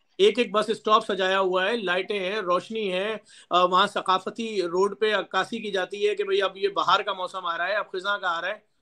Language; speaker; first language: Urdu; native; Urdu